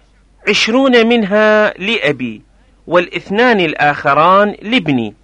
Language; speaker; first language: Arabic; non-native, fluent; Persian